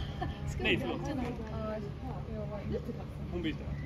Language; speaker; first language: Swedish; native; Swedish